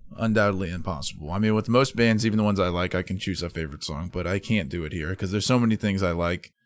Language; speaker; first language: English; native; English